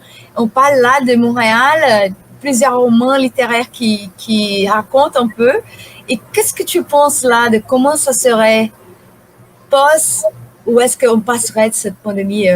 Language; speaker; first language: French; non-native, fluent; Portuguese